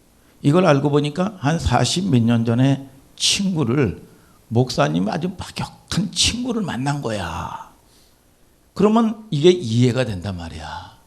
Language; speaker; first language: Korean; native; Korean